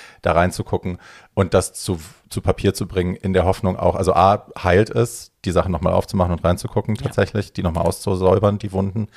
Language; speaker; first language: German; native; German